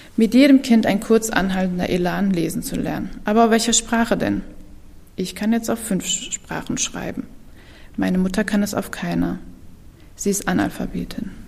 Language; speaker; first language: German; early bilingual, other home language; Kurdish